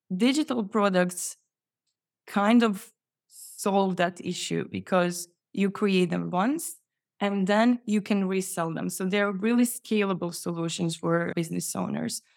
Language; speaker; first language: English; non-native, fluent; Croatian